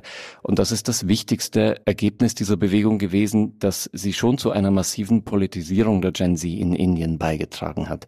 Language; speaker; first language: German; native; German